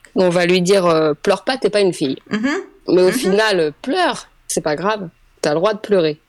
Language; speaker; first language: French; native; French